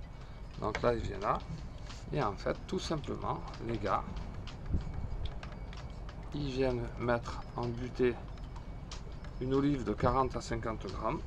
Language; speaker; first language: French; native; French